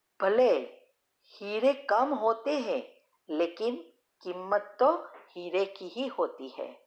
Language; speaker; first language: Hindi; native; Hindi